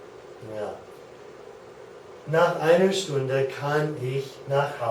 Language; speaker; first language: German; non-native, learner; English